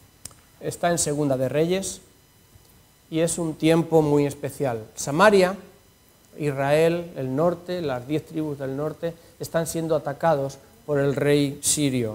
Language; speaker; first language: Spanish; native; Spanish